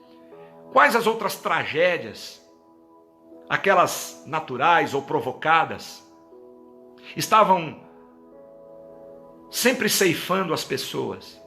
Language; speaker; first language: Portuguese; native; Portuguese